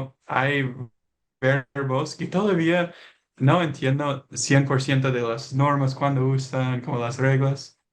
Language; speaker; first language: Spanish; non-native, learner; English